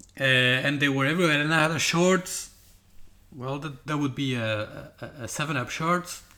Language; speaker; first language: English; non-native, fluent; Portuguese